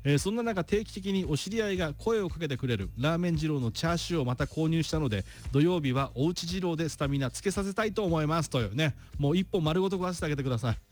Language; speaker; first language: Japanese; native; Japanese